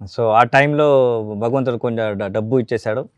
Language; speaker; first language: Telugu; non-native, learner; Kannada